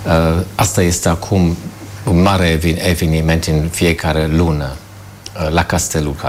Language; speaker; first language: Romanian; non-native, fluent; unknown